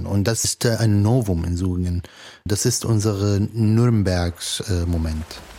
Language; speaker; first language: German; non-native, fluent; Arabic